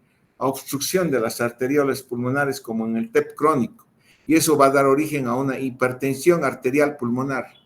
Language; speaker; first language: Spanish; native; Spanish